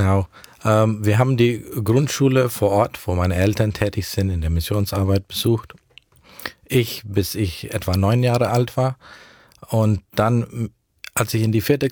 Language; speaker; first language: German; early bilingual, heritage; German